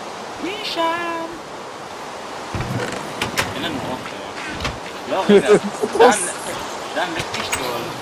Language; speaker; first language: Hebrew; native; Hebrew